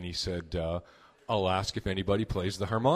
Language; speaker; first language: English; native; English